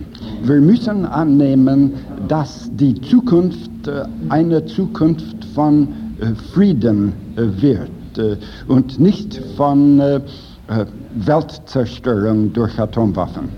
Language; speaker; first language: German; non-native, fluent; English